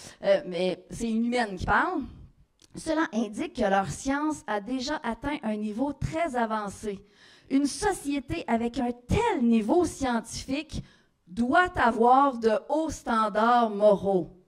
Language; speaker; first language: French; native; French